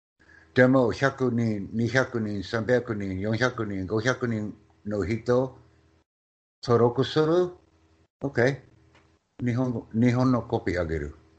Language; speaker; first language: Japanese; non-native, learner; English